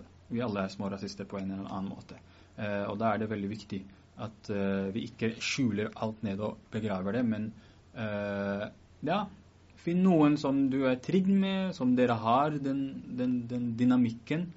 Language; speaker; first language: Norwegian; early bilingual, other home language; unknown